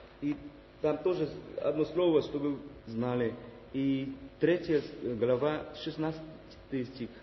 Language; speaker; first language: Russian; non-native, learner; Vietnamese